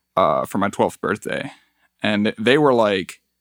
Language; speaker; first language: English; early bilingual, other home language; Spanish